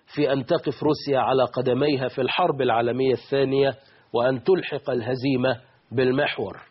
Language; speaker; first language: Arabic; native; Arabic